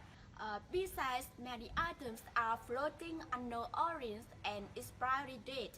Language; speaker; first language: English; non-native, learner; Vietnamese